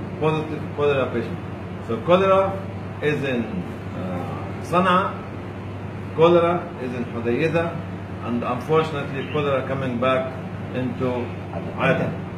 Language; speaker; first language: English; non-native, fluent; Arabic